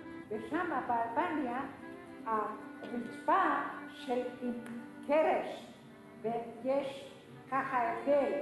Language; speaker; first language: Hebrew; non-native, fluent; Albanian